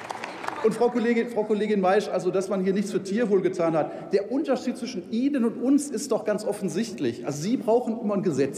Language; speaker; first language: German; native; German